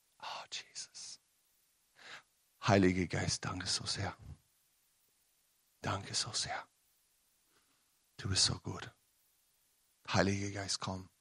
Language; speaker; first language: German; non-native, learner; English